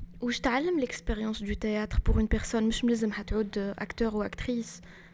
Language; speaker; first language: French; non-native, local second language; Arabic